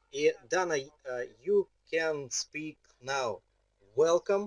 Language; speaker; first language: English; non-native, fluent; Russian